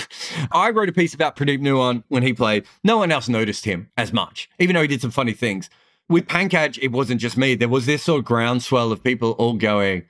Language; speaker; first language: English; native; English